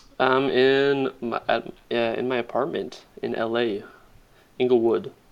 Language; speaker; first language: English; native; English